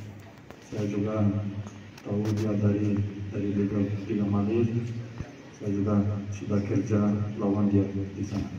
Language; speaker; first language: Indonesian; non-native, fluent; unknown